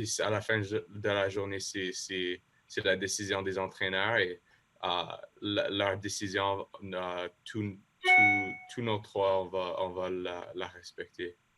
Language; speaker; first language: French; non-native, local second language; English